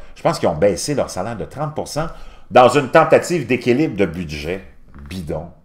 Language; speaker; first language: French; native; French